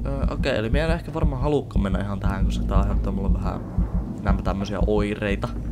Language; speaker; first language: Finnish; native; Finnish